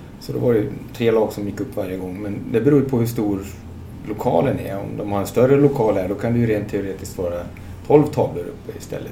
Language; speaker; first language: Swedish; native; Swedish